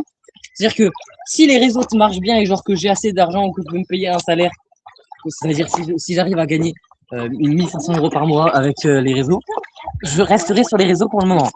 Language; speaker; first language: French; native; French